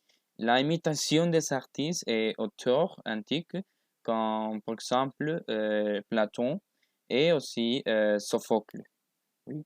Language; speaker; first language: French; non-native, learner; Spanish